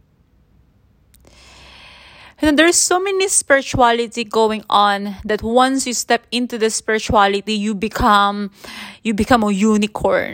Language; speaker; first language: English; non-native, local second language; Filipino